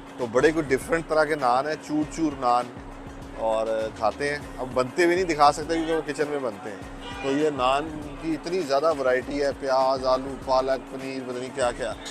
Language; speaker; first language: Urdu; non-native, local second language; Punjabi